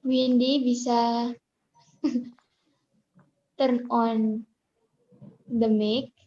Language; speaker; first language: English; non-native, learner; Indonesian